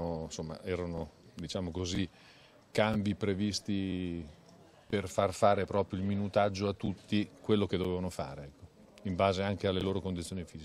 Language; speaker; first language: Italian; native; Italian